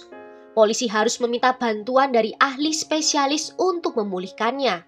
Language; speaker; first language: Indonesian; native; Indonesian